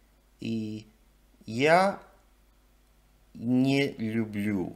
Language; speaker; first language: Russian; non-native, learner; English